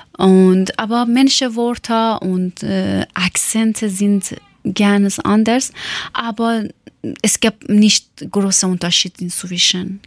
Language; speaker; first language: German; non-native, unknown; Persian